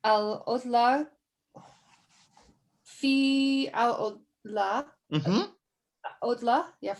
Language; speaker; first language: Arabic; non-native, learner; English